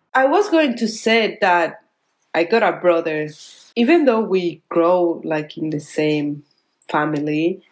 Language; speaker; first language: English; non-native, fluent; Spanish